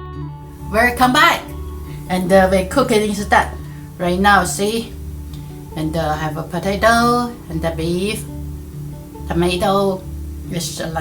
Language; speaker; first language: English; non-native, learner; Chinese